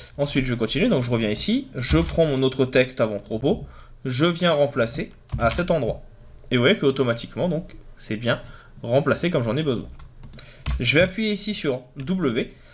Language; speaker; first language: French; native; French